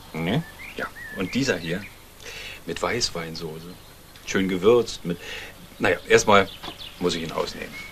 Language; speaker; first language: German; native; German